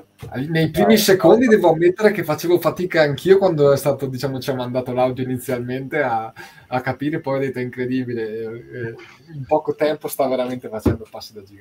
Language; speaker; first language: Italian; native; Italian